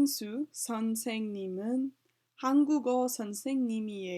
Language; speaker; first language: Korean; non-native, learner; English